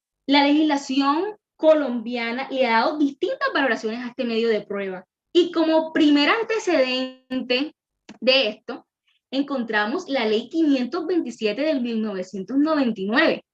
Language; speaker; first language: Spanish; native; Spanish